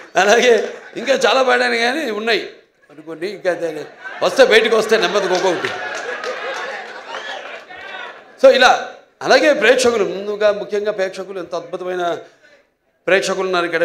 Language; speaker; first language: Telugu; native; Telugu